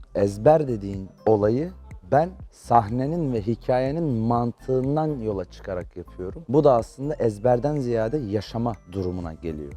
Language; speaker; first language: Turkish; native; Turkish